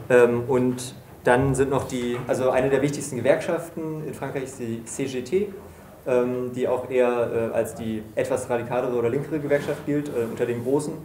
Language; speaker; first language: German; native; German